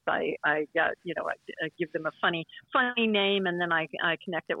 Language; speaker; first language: English; native; English